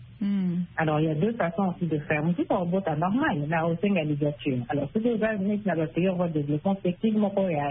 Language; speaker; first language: French; non-native, local second language; Lingala